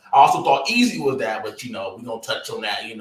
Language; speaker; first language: English; native; English